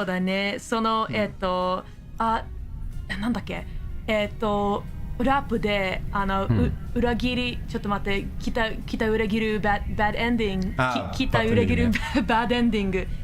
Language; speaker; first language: Japanese; non-native, learner; English